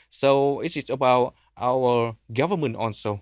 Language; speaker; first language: English; non-native, learner; Vietnamese